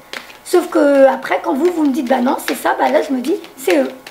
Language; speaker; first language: French; native; French